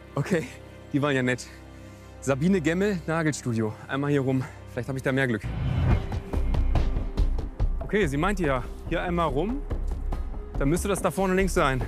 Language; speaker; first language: German; native; German